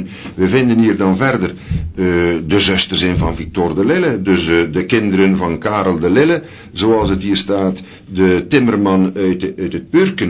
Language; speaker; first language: Dutch; native; Dutch